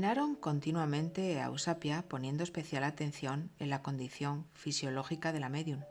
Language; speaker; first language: Spanish; native; Spanish